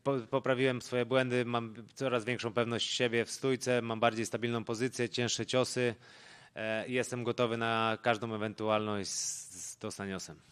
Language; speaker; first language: Polish; native; Polish